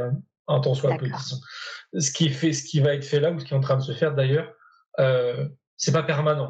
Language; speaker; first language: French; native; French